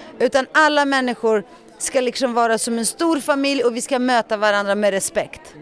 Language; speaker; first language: Swedish; early bilingual, other home language; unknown